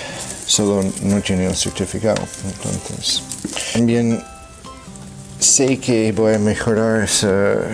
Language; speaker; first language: Spanish; non-native, fluent; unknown